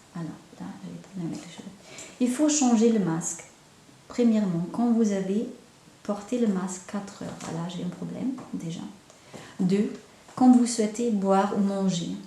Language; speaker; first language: French; non-native, fluent; German